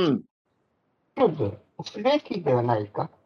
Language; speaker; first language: Japanese; non-native, fluent; Chinese